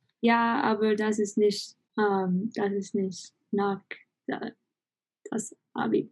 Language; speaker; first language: German; non-native, learner; English